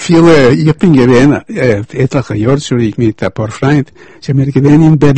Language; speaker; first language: German; early bilingual, heritage; Yiddish